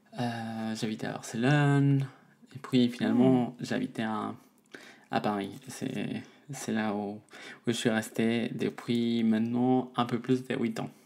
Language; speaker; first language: French; non-native, fluent; Spanish